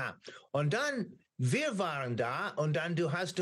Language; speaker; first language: German; non-native, learner; English